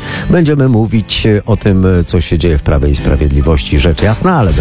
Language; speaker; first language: Polish; native; Polish